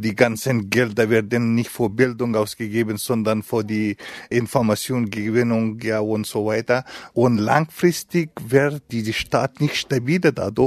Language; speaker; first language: German; non-native, fluent; Pashto